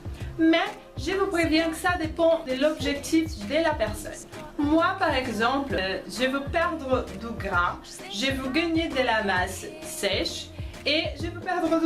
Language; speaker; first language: French; non-native, fluent; Portuguese